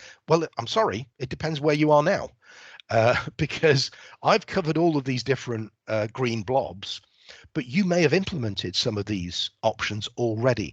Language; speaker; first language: English; native; English